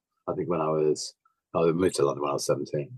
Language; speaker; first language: English; native; English